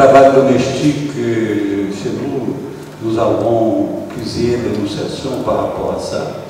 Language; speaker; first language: French; non-native, learner; Portuguese